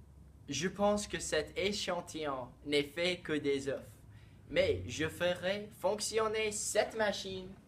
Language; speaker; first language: French; non-native, learner; English